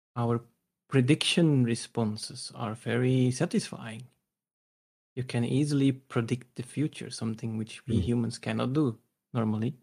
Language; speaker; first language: English; non-native, fluent; Dutch